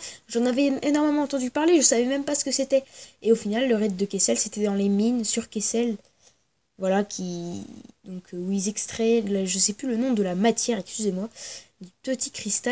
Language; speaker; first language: French; native; French